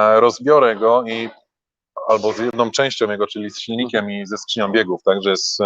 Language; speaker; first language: Polish; native; Polish